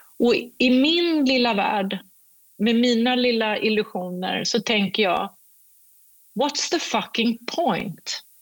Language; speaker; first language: Swedish; native; Swedish